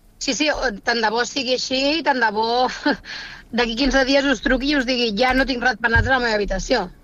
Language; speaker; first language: Catalan; non-native, local second language; Spanish